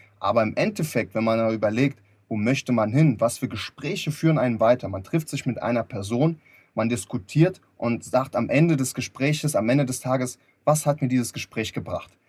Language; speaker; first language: German; early bilingual, other home language; Lithuanian